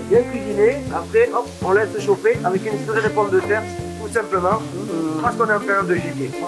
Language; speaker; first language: French; native; French